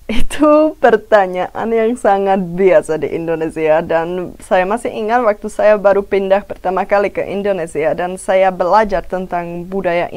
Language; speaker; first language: Indonesian; non-native, fluent; Czech